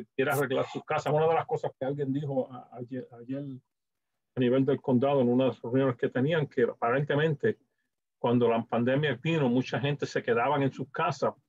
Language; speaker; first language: Spanish; native; Spanish